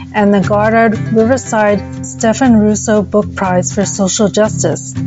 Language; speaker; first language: English; native; English